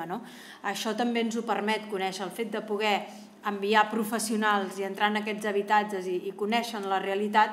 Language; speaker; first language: Catalan; native; Catalan